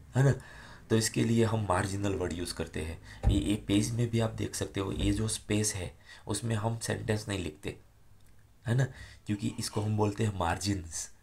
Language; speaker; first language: Hindi; non-native, local second language; Gujarati